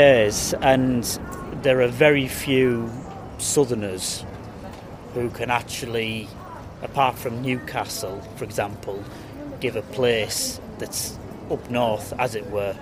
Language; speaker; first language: English; native; English